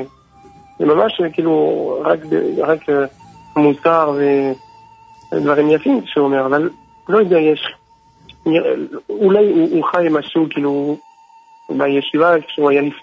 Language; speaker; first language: Hebrew; non-native, fluent; French